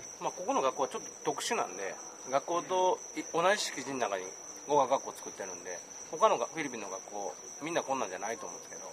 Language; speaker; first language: Japanese; native; Japanese